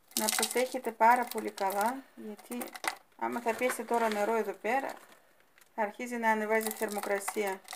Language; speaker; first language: Greek; non-native, fluent; Russian